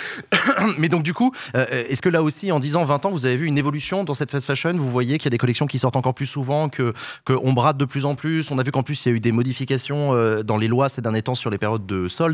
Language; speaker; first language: French; native; French